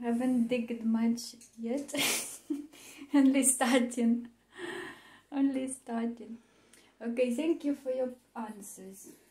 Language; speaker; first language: English; non-native, fluent; Russian